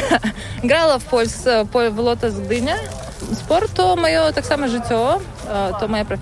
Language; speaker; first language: Polish; non-native, learner; Russian